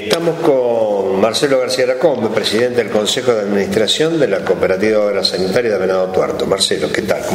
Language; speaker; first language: Spanish; native; Spanish